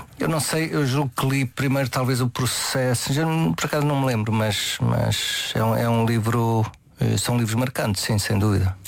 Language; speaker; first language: Portuguese; native; Portuguese